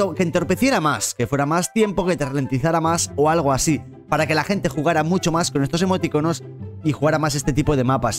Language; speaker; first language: Spanish; native; Spanish